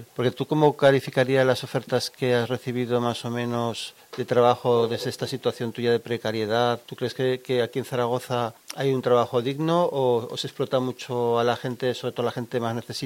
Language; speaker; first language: Spanish; native; Spanish